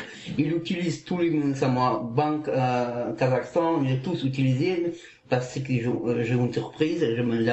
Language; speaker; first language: French; non-native, learner; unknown